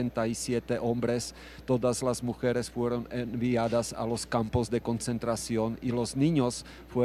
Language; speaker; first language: Spanish; non-native, fluent; Czech